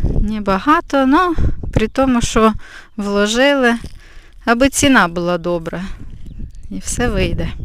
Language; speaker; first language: Ukrainian; native; Ukrainian